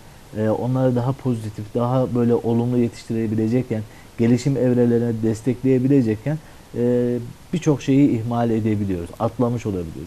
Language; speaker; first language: Turkish; native; Turkish